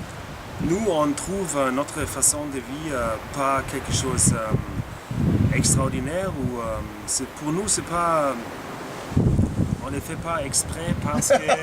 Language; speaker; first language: French; non-native, fluent; German